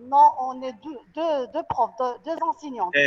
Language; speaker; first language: French; non-native, local second language; Arabic